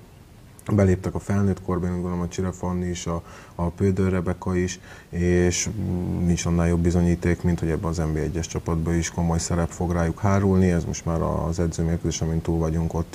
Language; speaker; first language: Hungarian; native; Hungarian